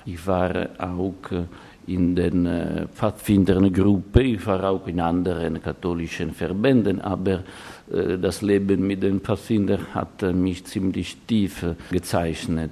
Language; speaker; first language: German; non-native, fluent; Italian